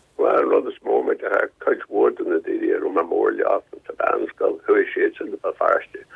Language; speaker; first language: Irish; non-native, local second language; English